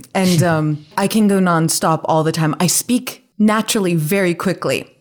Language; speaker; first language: English; native; English